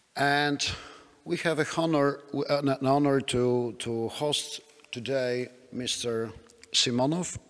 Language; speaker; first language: English; non-native, fluent; Polish